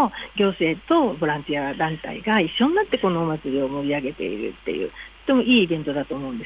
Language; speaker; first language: Japanese; native; Japanese